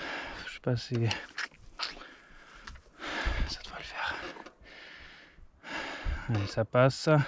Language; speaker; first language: French; native; French